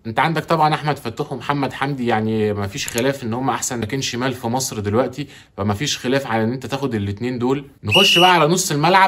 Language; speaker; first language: Arabic; native; Arabic